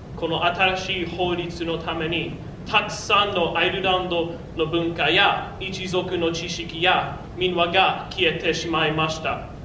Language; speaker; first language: Japanese; non-native, learner; English